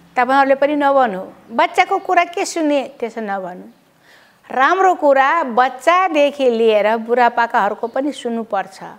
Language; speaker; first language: Nepali; non-native, local second language; Newari